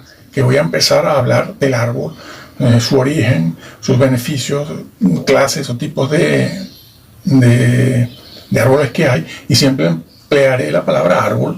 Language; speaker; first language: Spanish; native; Spanish